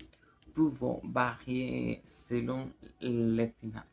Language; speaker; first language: French; non-native, learner; Spanish